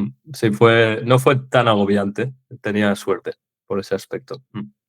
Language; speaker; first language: Spanish; early bilingual, other home language; English